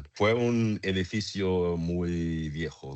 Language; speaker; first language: Spanish; non-native, learner; English